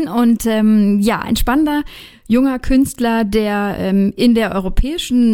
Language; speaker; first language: German; native; German